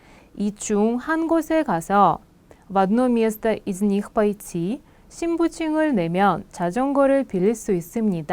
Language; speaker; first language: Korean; non-native, fluent; Russian